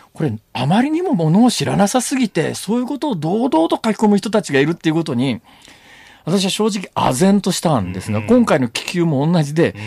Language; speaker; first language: Japanese; native; Japanese